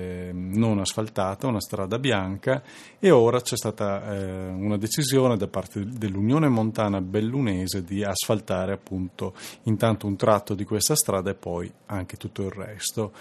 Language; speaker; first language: Italian; native; Italian